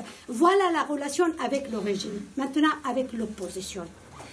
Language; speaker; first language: French; non-native, fluent; Kurdish